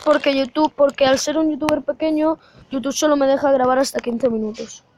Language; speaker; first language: Spanish; native; Spanish